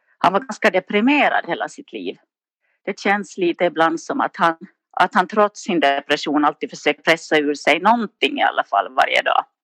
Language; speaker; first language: Swedish; native; Swedish